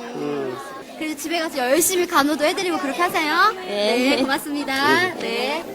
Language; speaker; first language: Korean; native; Korean